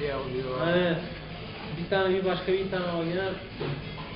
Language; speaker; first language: Turkish; non-native, local second language; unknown